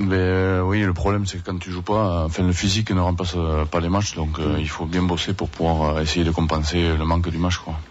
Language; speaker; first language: French; native; French